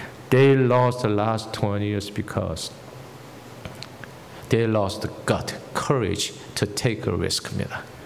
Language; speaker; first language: English; non-native, fluent; Korean